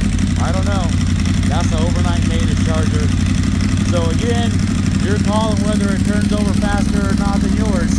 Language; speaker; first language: English; native; English